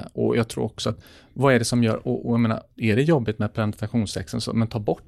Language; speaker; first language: Swedish; native; Swedish